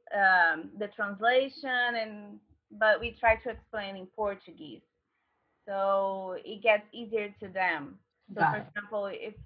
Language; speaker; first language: English; non-native, fluent; Portuguese